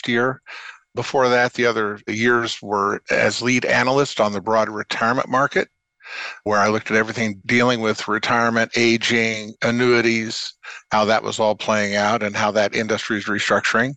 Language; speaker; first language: English; native; English